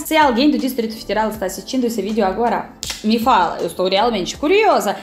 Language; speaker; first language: Portuguese; non-native, fluent; Russian